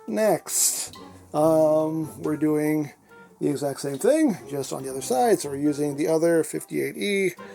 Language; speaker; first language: English; native; English